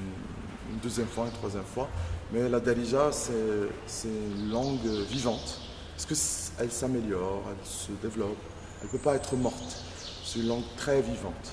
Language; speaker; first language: French; non-native, local second language; Arabic